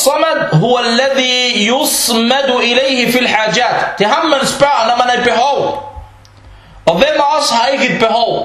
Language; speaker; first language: Danish; early bilingual, other home language; Arabic